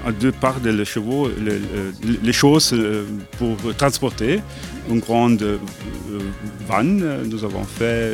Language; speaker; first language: French; non-native, learner; German